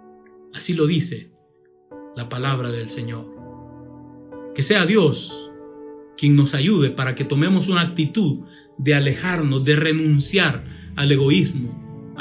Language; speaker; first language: Spanish; native; Spanish